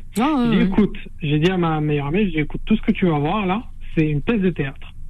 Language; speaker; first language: French; non-native, local second language; Arabic